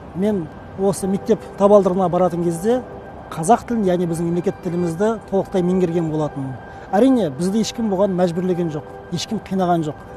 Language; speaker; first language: Kazakh; non-native, local second language; Russian